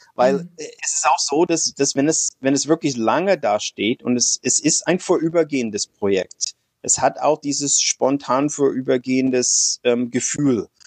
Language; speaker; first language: German; non-native, fluent; English